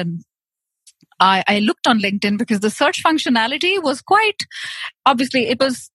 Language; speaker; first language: English; non-native, local second language; Hindi